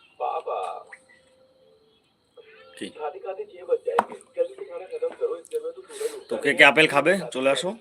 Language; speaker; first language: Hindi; non-native, local second language; Bangla